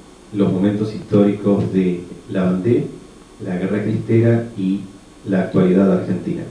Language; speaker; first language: Spanish; native; Spanish